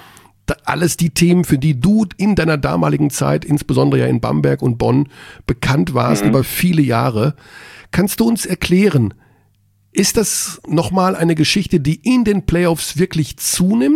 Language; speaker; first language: German; native; German